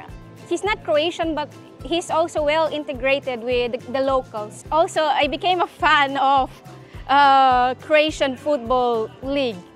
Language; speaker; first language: English; non-native, local second language; Filipino